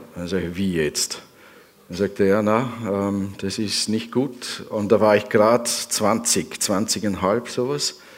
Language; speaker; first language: German; native; German